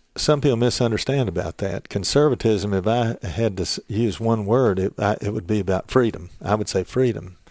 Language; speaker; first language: English; native; English